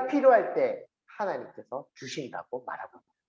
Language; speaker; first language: Korean; native; Korean